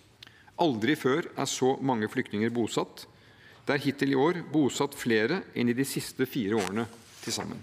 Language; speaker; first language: Norwegian; native; Norwegian